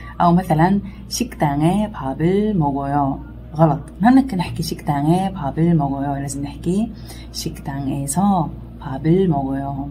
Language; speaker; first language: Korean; non-native, fluent; Arabic